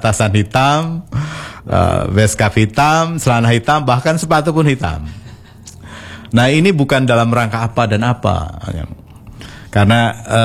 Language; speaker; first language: Indonesian; non-native, local second language; Javanese